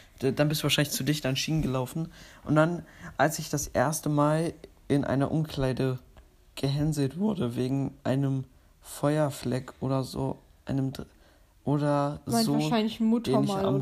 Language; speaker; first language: German; native; German